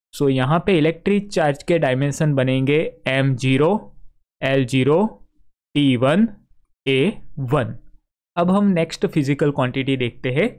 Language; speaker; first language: Hindi; non-native, local second language; Gujarati